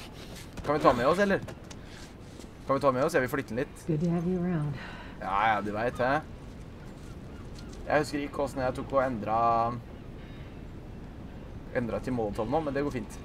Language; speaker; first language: Norwegian; native; Norwegian